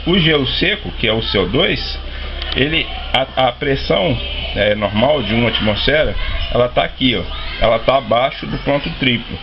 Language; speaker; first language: Portuguese; native; Portuguese